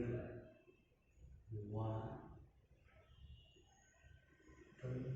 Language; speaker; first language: Vietnamese; non-native, learner; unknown